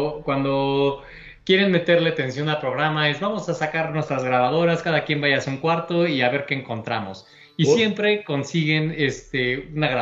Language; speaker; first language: Spanish; native; Spanish